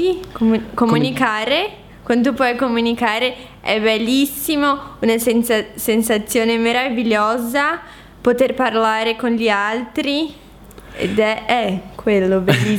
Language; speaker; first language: Italian; non-native, fluent; Portuguese